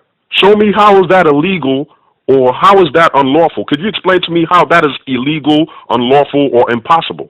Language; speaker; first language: English; native; English